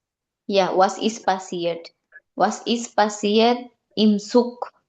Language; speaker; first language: German; non-native, learner; Indonesian